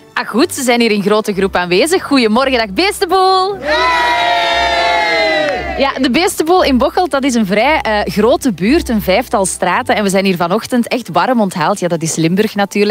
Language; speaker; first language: Dutch; native; Dutch